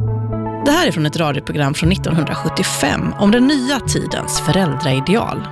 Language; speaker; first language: Swedish; native; Swedish